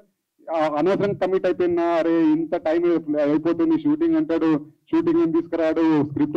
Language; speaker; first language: Telugu; native; Telugu